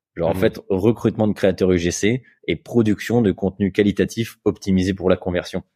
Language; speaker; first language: French; native; French